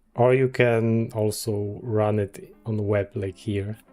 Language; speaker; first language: English; non-native, fluent; Polish